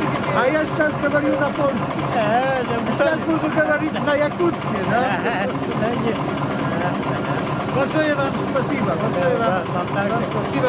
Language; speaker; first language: Russian; non-native, learner; Polish